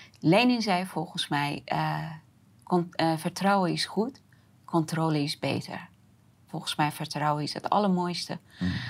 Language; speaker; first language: Dutch; non-native, fluent; Persian